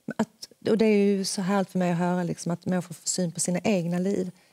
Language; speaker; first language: Swedish; early bilingual, other home language; Finnish